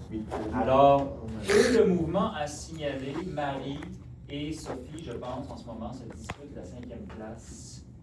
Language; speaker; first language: French; native; French